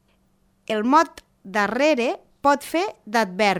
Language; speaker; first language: Catalan; native; Catalan